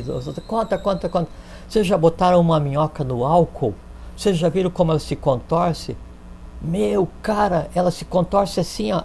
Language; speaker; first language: Portuguese; native; Portuguese